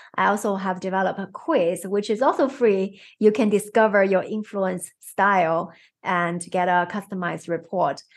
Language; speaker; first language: English; non-native, fluent; Chinese